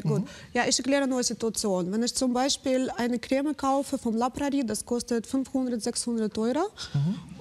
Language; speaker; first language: German; non-native, fluent; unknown